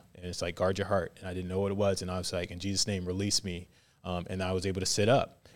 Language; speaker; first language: English; native; English